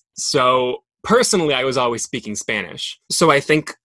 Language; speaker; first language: English; non-native, fluent; Spanish